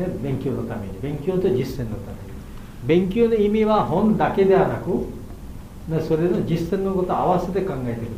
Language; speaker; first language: Japanese; non-native, learner; Bangla